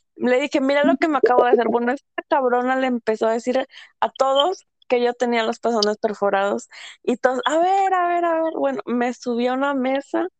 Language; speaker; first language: Spanish; early bilingual, heritage; Spanish